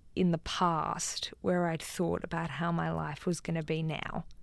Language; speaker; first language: English; native; English